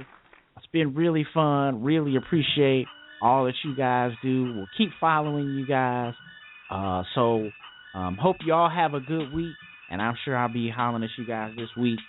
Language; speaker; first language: English; native; English